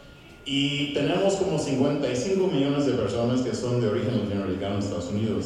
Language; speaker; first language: Spanish; early bilingual, heritage; Spanish